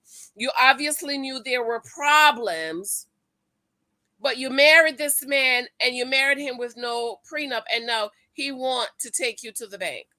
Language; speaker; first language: English; native; English